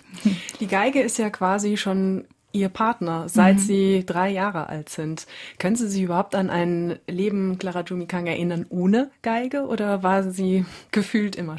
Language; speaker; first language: German; native; German